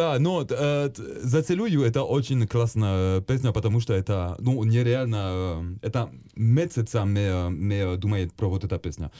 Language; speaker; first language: Russian; non-native, learner; French